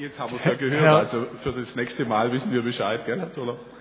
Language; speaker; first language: German; native; German